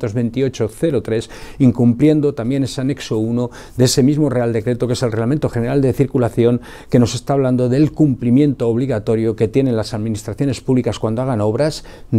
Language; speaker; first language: Spanish; native; Spanish